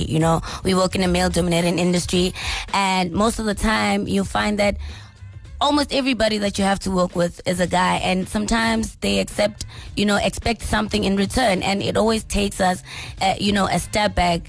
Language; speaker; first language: English; non-native, local second language; Tswana